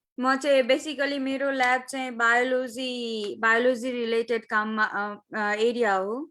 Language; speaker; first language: Nepali; non-native, local second language; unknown